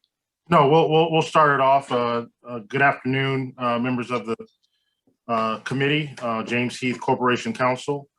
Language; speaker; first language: English; native; English